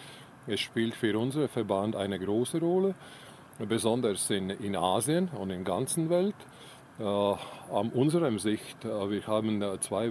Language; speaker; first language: German; non-native, learner; Latvian